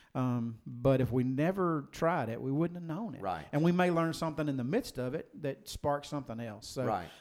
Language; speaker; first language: English; native; English